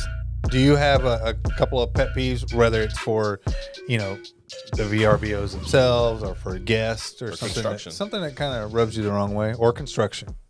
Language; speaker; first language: English; native; English